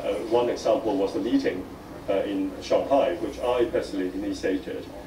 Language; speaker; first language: English; non-native, local second language; Cantonese